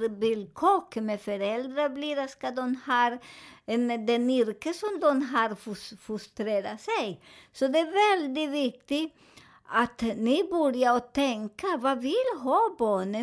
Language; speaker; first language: Swedish; non-native, fluent; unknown